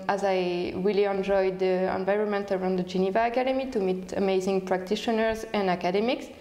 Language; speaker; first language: English; non-native, fluent; French